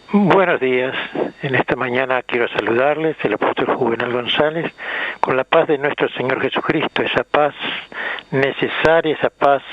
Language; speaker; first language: Spanish; native; Spanish